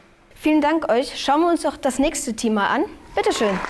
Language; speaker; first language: German; native; German